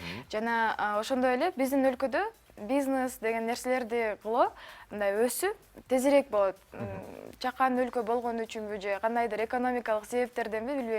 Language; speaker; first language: Kyrgyz; non-native, local second language; Uyghur